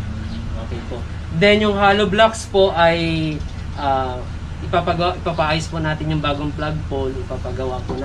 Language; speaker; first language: Filipino; native; Filipino